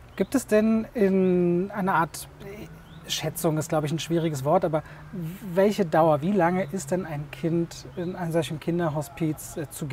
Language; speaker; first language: German; native; German